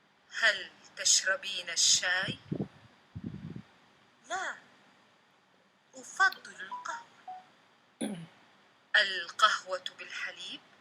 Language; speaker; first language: Arabic; non-native, learner; Indonesian